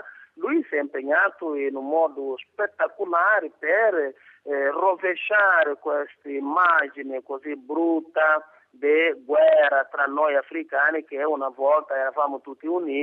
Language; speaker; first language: Italian; non-native, fluent; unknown